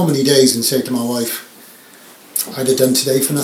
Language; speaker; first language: English; native; English